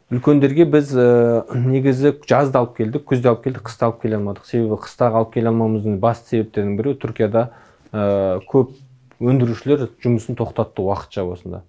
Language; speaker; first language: Kazakh; native; Kazakh